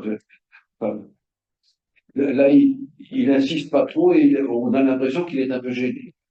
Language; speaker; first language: French; native; French